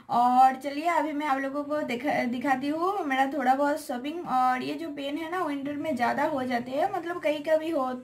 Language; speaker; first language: Hindi; non-native, local second language; Bangla